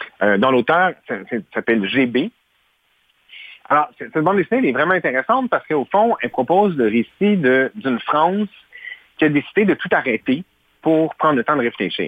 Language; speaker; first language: French; native; French